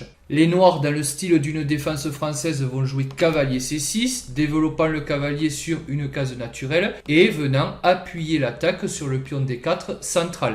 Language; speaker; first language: French; native; French